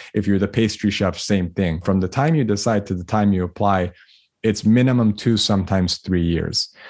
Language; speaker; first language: English; early bilingual, other home language; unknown